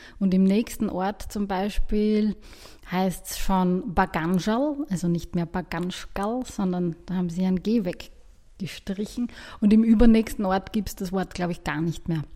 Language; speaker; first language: German; native; German